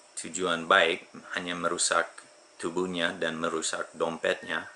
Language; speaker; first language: Indonesian; non-native, fluent; English